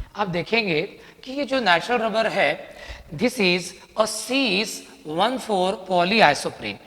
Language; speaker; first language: Hindi; non-native, local second language; Marathi